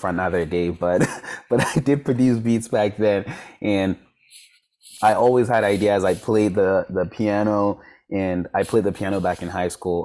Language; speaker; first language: English; non-native, local second language; Yoruba